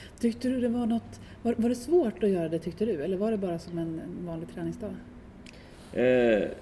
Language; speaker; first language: Swedish; native; Swedish